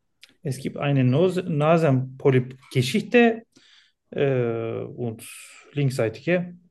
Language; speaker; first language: German; non-native, learner; Turkish